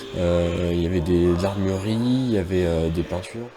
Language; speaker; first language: French; native; French